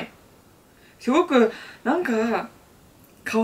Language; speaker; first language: Japanese; non-native, learner; Russian